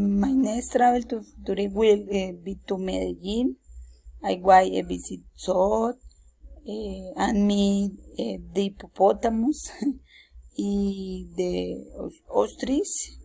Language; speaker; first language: English; non-native, learner; Spanish